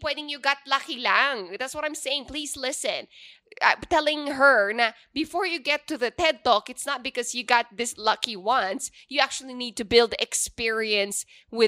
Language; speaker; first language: English; non-native, local second language; Pampanga